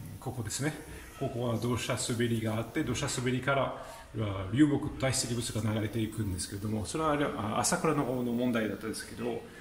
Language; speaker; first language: Japanese; non-native, fluent; French